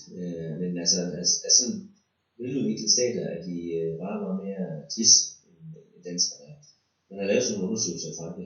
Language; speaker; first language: Danish; native; Danish